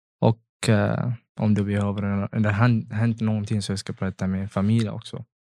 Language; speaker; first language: Swedish; non-native, learner; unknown